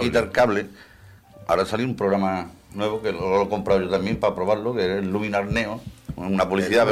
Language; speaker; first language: Spanish; native; Spanish